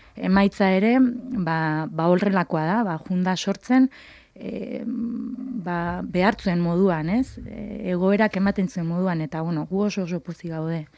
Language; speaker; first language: Basque; native; Basque